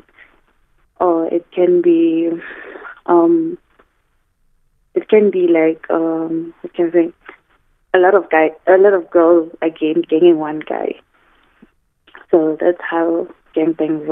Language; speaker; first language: English; non-native, local second language; Zulu